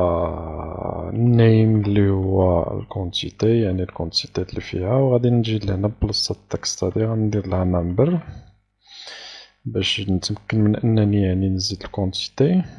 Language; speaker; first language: Arabic; native; Arabic